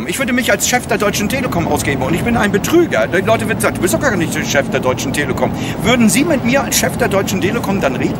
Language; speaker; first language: German; native; German